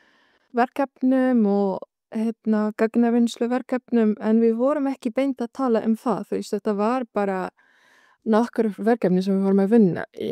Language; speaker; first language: Icelandic; non-native, fluent; Arabic